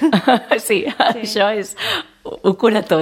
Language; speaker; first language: Catalan; native; Catalan